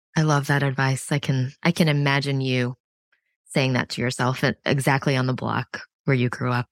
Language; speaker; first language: English; native; English